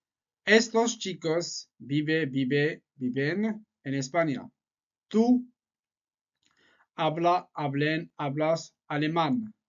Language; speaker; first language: Spanish; non-native, fluent; French